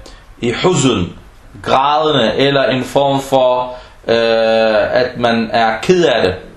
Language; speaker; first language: Danish; non-native, fluent; Arabic